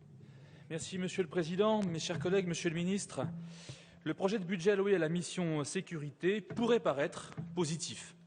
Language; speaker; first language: French; native; French